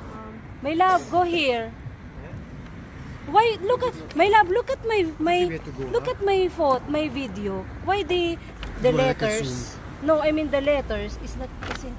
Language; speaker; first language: English; non-native, local second language; Filipino